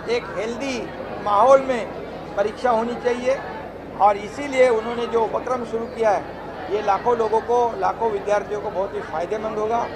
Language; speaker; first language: Hindi; non-native, local second language; Marathi